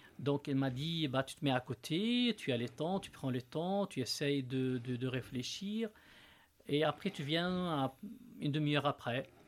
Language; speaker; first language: French; non-native, local second language; Arabic